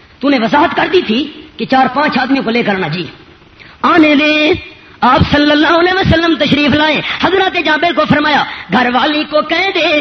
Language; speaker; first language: Urdu; non-native, local second language; Punjabi